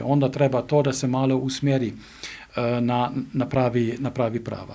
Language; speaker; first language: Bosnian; non-native, learner; German